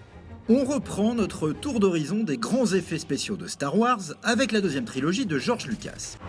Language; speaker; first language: French; native; French